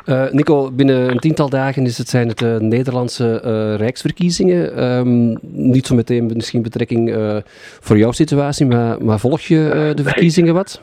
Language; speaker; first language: Dutch; native; Dutch